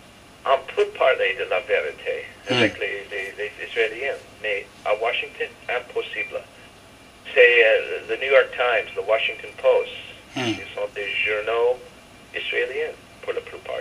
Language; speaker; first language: French; non-native, fluent; English